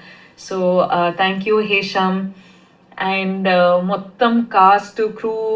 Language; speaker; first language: Telugu; non-native, fluent; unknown